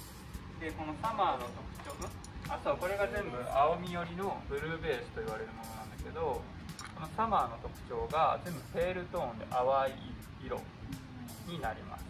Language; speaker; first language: Japanese; native; Japanese